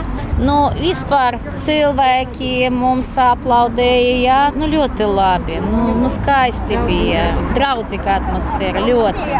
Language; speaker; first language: Latvian; non-native, local second language; Russian